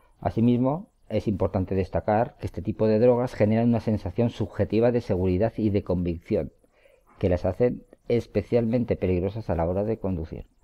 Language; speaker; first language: Spanish; native; Spanish